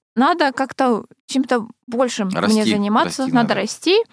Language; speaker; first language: Russian; native; Russian